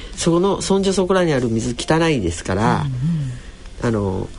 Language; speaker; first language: Japanese; native; Japanese